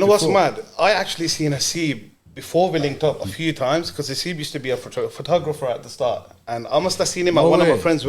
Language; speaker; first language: English; native; English